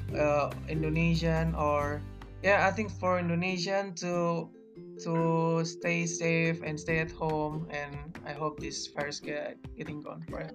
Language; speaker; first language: English; non-native, learner; Indonesian